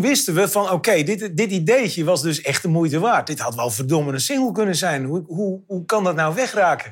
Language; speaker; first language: Dutch; native; Dutch